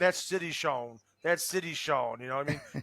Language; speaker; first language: English; native; English